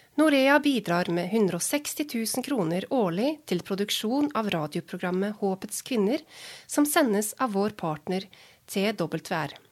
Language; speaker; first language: Norwegian; native; Norwegian